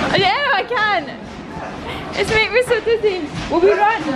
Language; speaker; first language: English; native; English